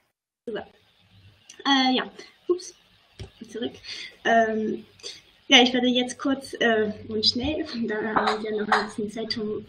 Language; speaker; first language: German; non-native, fluent; French